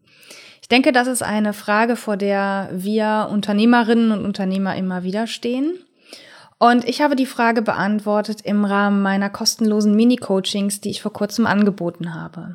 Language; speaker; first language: German; native; German